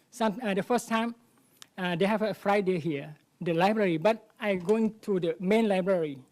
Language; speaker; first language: English; non-native, learner; Thai